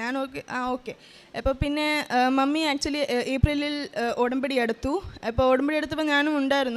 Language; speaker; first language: Malayalam; early bilingual, heritage; Malayalam